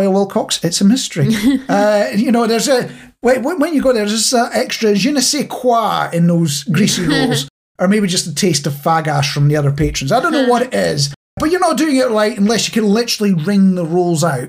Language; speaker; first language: English; native; English